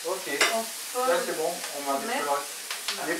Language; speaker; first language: French; native; French